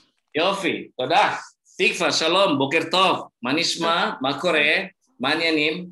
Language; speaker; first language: Hebrew; non-native, fluent; Indonesian